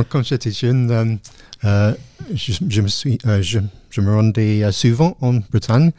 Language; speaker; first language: French; non-native, learner; English